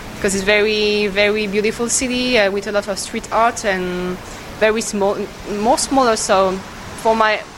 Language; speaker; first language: English; non-native, learner; French